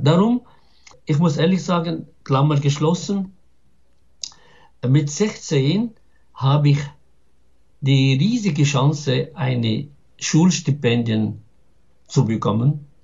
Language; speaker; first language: German; non-native, fluent; Arabic